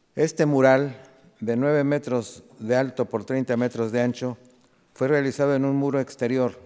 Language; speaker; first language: Spanish; native; Spanish